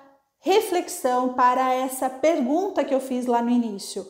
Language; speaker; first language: Portuguese; native; Portuguese